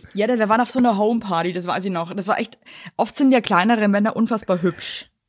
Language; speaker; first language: German; native; German